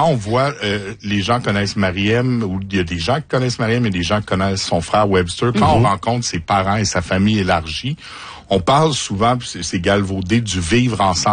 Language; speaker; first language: French; native; French